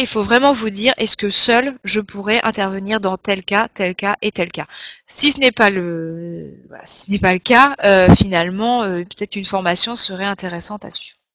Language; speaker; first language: French; native; French